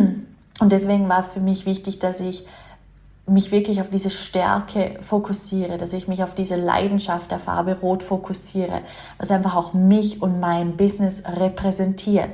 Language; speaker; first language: German; native; German